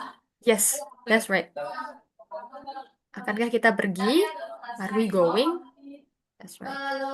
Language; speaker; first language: English; non-native, fluent; Indonesian